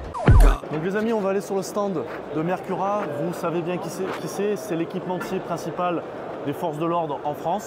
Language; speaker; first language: French; native; French